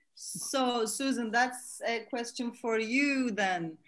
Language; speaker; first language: English; non-native, fluent; Turkish